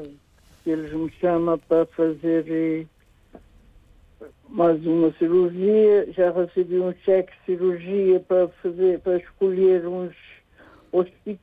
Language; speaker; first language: Portuguese; non-native, local second language; Kabuverdianu